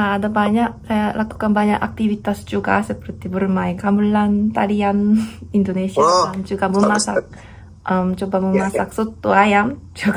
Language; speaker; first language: Indonesian; non-native, learner; Korean